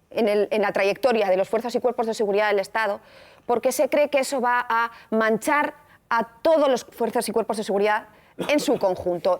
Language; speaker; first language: Spanish; native; Spanish